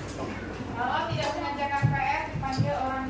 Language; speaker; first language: Indonesian; native; Indonesian